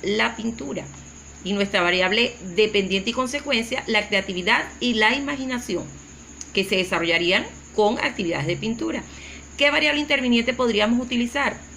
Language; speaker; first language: Spanish; native; Spanish